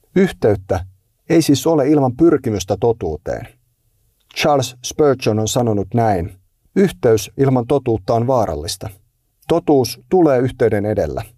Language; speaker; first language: Finnish; native; Finnish